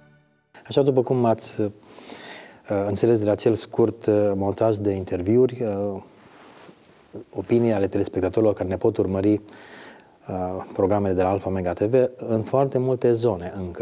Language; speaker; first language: Romanian; native; Romanian